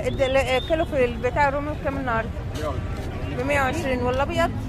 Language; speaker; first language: Arabic; native; Arabic